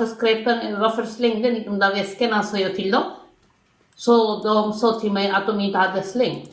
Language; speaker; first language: Swedish; non-native, learner; Arabic